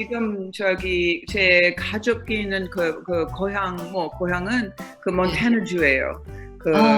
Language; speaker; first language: Korean; non-native, fluent; English